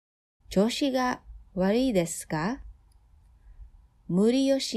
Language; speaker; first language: Japanese; non-native, fluent; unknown